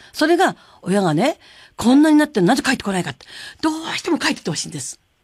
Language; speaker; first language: Japanese; native; Japanese